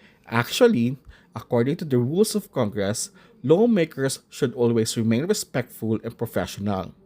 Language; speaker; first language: English; non-native, local second language; Filipino